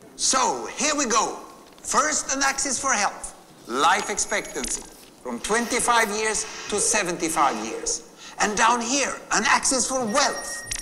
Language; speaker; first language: English; non-native, fluent; Swedish